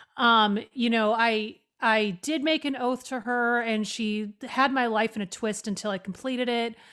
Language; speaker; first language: English; native; English